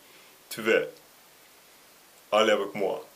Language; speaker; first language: French; non-native, learner; Russian